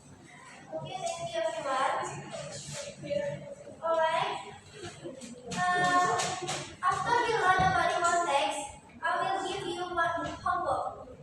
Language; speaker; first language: English; non-native, learner; Indonesian